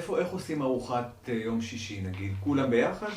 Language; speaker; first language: Hebrew; native; Hebrew